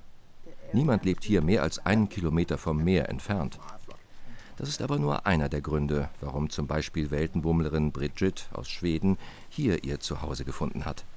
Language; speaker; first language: German; native; German